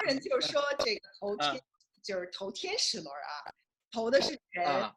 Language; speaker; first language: Chinese; native; Chinese